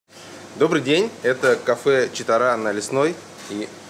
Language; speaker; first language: Russian; native; Russian